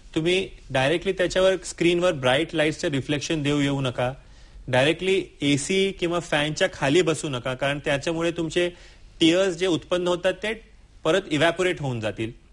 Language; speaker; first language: Marathi; non-native, local second language; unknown